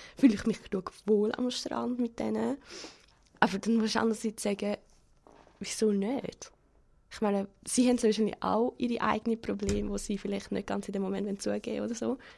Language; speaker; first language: German; early bilingual, other home language; Spanish